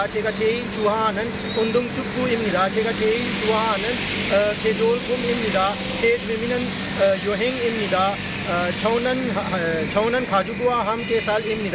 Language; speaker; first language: Korean; non-native, learner; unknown